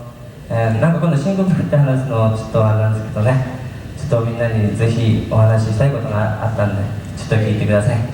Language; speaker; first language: Japanese; native; Japanese